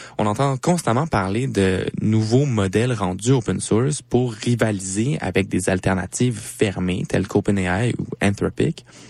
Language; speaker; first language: French; native; French